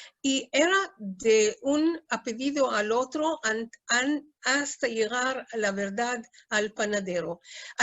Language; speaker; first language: Spanish; early bilingual, heritage; Spanish